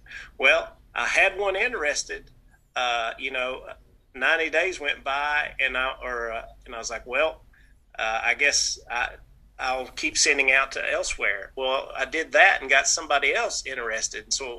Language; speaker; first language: English; native; English